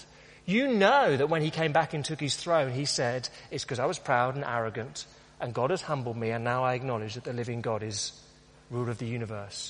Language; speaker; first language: English; native; English